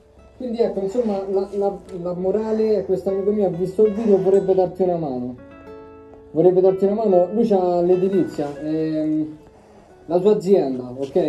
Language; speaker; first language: Italian; native; Italian